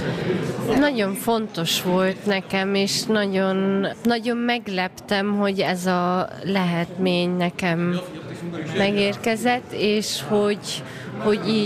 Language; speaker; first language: Hungarian; early bilingual, heritage; German